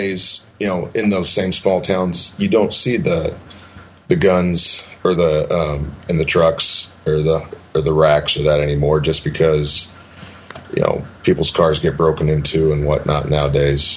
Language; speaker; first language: English; native; English